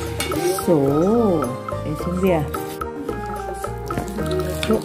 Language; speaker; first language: German; non-native, learner; Thai